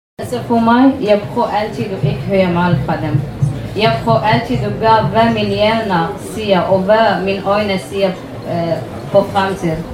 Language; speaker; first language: Danish; non-native, learner; Arabic